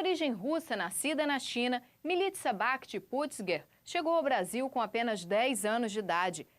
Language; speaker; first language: Portuguese; native; Portuguese